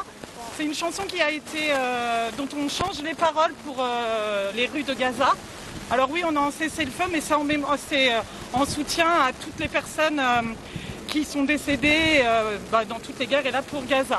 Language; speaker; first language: French; native; French